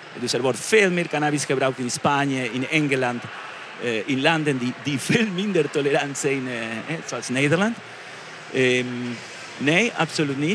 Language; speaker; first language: Dutch; non-native, fluent; Spanish